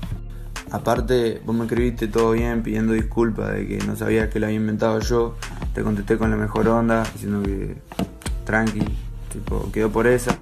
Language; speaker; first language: Spanish; native; Spanish